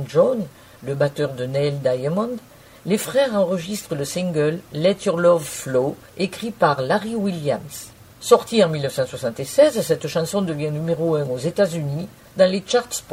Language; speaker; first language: French; native; French